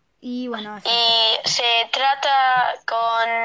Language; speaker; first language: Spanish; early bilingual, heritage; Spanish